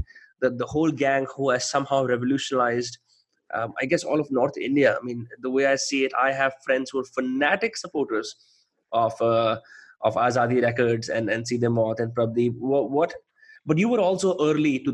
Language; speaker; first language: English; non-native, local second language; Hindi